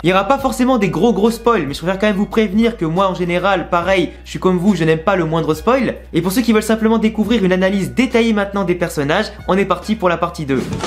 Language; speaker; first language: French; native; French